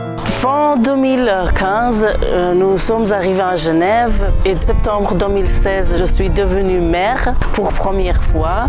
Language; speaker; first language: French; non-native, learner; Kurdish